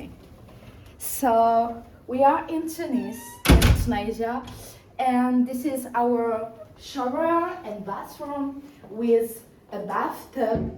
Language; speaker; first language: English; non-native, learner; French